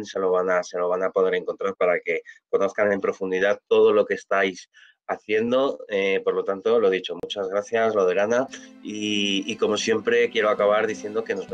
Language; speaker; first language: Spanish; native; Spanish